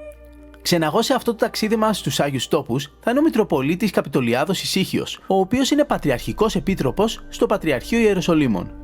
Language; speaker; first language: Greek; native; Greek